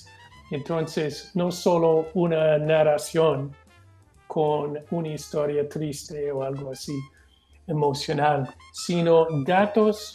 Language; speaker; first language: Spanish; non-native, fluent; English